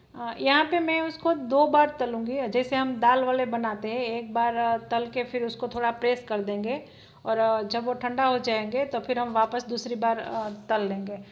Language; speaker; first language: Hindi; non-native, local second language; Gujarati